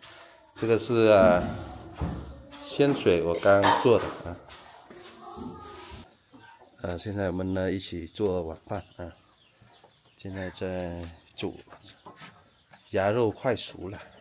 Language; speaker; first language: Chinese; non-native, learner; Vietnamese